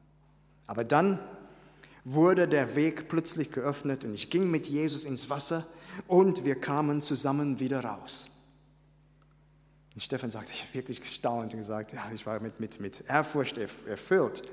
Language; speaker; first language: German; non-native, fluent; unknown